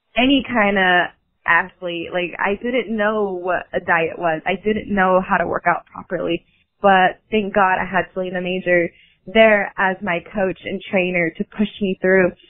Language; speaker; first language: English; native; English